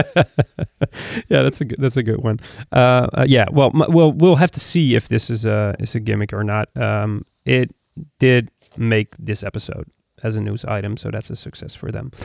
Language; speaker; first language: English; non-native, fluent; Dutch